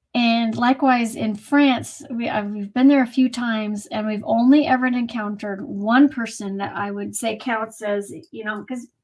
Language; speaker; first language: English; native; English